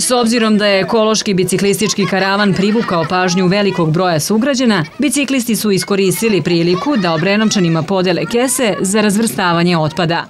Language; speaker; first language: Serbian; native; Serbian